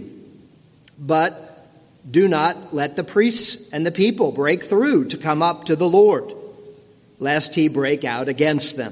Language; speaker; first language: English; native; English